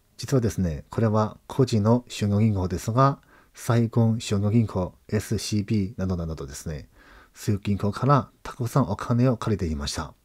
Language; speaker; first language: Japanese; non-native, fluent; Chinese